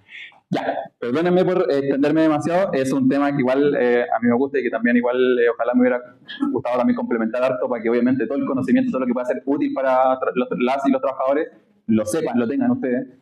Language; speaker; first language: Spanish; native; Spanish